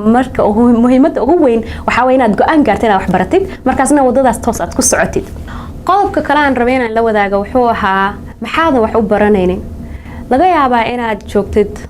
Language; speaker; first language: Somali; early bilingual, heritage; Somali